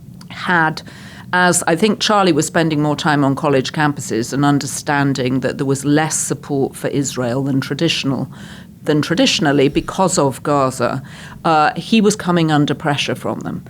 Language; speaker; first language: English; native; English